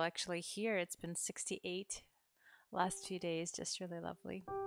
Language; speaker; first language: English; non-native, fluent; Russian